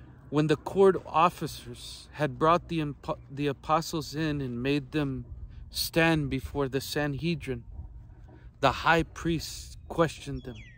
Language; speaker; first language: English; native; English